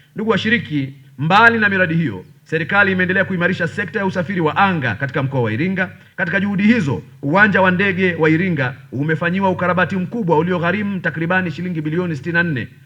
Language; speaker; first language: Swahili; native; Swahili